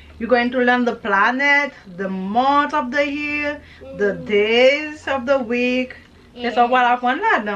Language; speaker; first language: English; non-native, learner; Haitian Creole